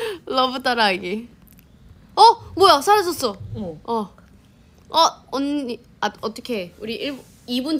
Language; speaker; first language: Korean; non-native, fluent; Thai